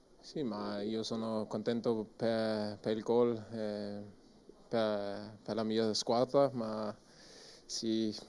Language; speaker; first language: Italian; non-native, learner; Danish